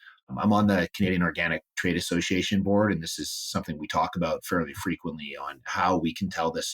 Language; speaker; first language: English; native; English